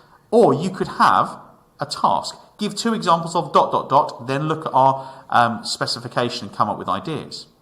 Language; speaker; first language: English; native; English